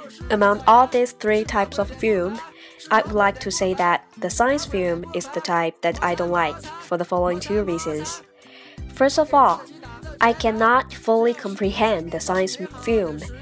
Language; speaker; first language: English; non-native, fluent; Chinese